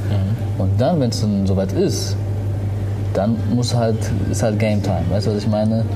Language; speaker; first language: German; early bilingual, other home language; Arabic